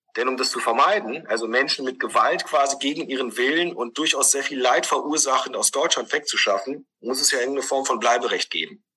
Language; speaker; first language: German; early bilingual, other home language; Greek